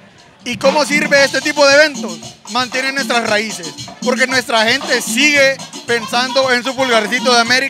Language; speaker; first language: Spanish; native; Spanish